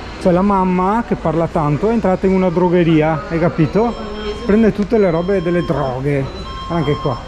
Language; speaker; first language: Italian; native; Italian